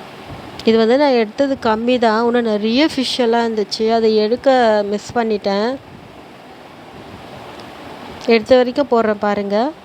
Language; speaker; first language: Tamil; native; Tamil